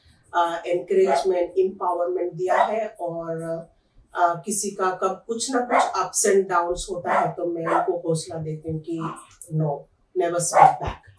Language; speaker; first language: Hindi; non-native, local second language; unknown